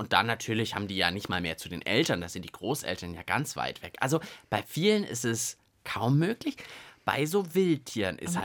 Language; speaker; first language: German; native; German